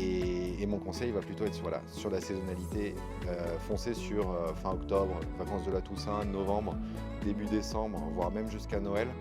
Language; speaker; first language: French; native; French